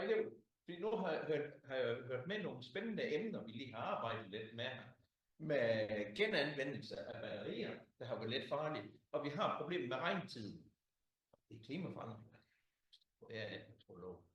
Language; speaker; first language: Danish; native; Danish